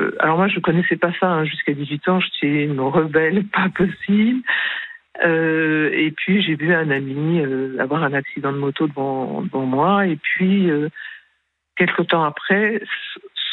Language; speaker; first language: French; early bilingual, other home language; Spanish